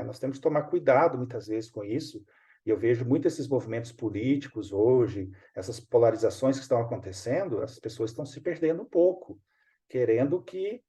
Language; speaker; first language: Portuguese; native; Portuguese